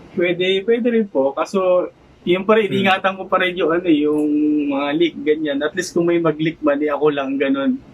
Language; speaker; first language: Filipino; native; Filipino